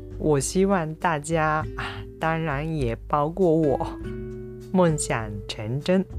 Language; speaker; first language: Chinese; non-native, fluent; Japanese